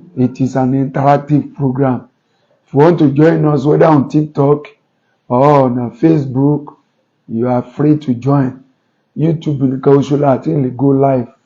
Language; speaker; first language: English; non-native, local second language; Yoruba